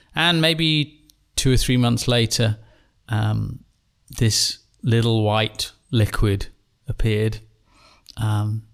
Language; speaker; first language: English; native; English